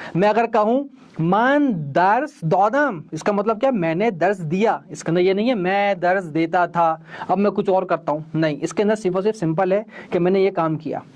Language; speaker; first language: Urdu; native; Urdu